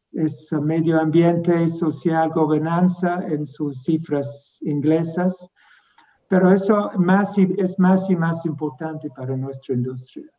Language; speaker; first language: Spanish; non-native, fluent; English